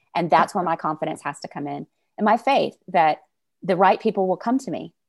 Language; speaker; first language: English; native; English